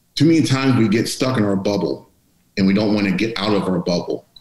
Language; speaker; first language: English; native; English